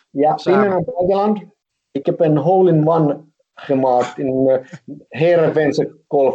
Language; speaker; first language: Dutch; non-native, fluent; Finnish